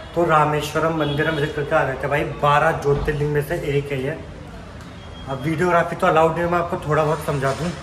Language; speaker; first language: Hindi; native; Hindi